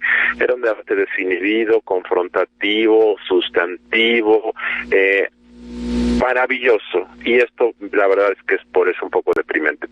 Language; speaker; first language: Spanish; native; Spanish